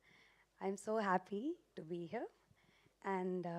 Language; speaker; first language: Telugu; non-native, learner; Tamil